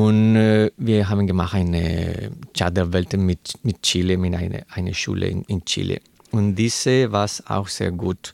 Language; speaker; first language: German; non-native, learner; Spanish